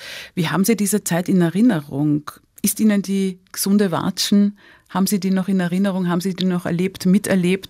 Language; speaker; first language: German; native; German